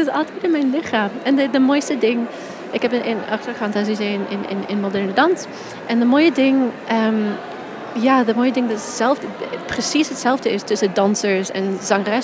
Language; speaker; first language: Dutch; non-native, fluent; English